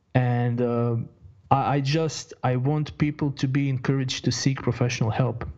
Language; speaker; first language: English; non-native, fluent; Croatian